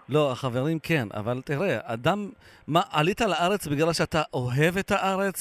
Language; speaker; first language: Hebrew; native; Hebrew